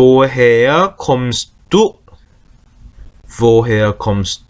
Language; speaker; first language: German; non-native, learner; Korean